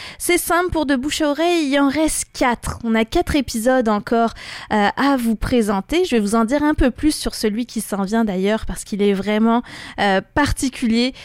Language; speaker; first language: French; native; French